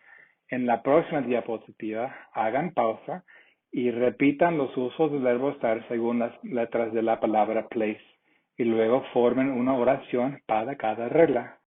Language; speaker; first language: Spanish; non-native, fluent; English